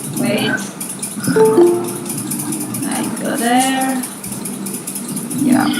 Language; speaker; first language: English; non-native, learner; Indonesian